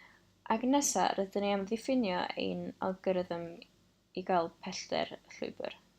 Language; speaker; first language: Welsh; non-native, local second language; English